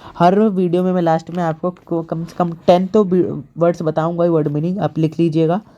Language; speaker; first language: Hindi; native; Hindi